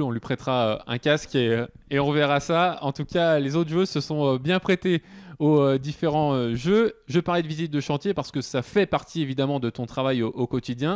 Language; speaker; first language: French; native; French